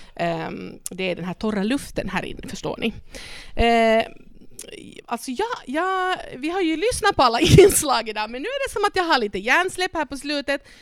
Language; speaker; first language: Swedish; non-native, local second language; Spanish